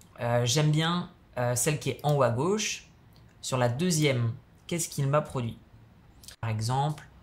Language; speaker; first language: French; native; French